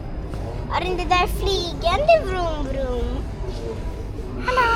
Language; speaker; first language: Swedish; early bilingual, other home language; Persian